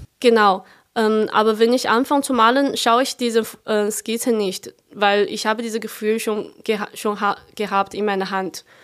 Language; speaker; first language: German; non-native, fluent; Chinese